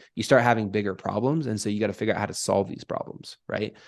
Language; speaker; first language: English; native; English